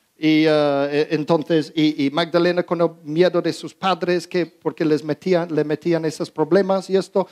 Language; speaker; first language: Spanish; early bilingual, heritage; Spanish